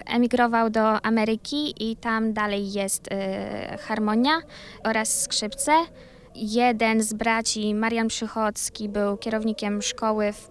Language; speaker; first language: Polish; native; Polish